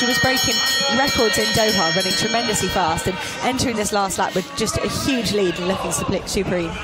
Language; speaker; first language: English; native; English